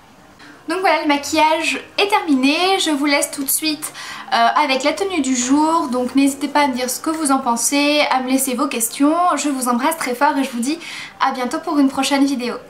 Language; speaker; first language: French; native; French